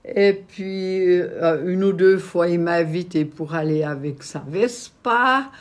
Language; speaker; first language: French; native; French